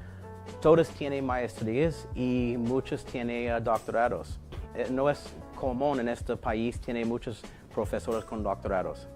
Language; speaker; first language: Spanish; non-native, learner; English